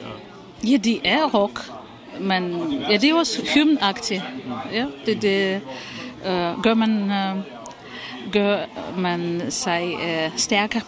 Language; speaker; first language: Danish; non-native, fluent; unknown